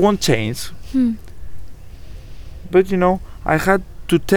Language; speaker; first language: English; non-native, fluent; Greek